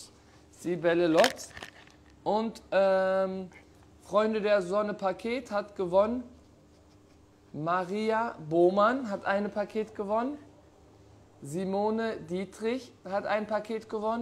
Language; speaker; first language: German; non-native, fluent; Turkish